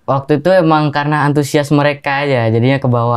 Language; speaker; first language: Indonesian; non-native, local second language; Javanese